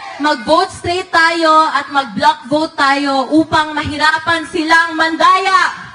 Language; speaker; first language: Filipino; non-native, local second language; Chavacano